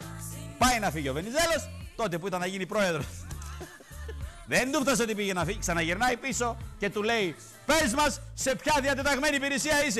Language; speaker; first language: Greek; native; Greek